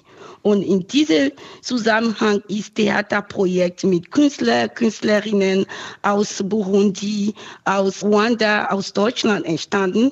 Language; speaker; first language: German; non-native, fluent; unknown